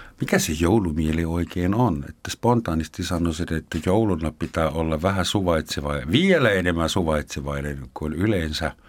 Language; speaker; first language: Finnish; non-native, fluent; German